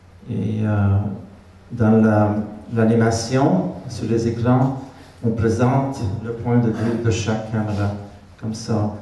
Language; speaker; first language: French; non-native, fluent; Hungarian